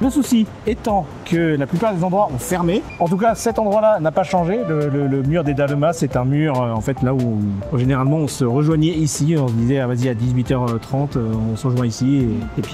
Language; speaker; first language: French; native; French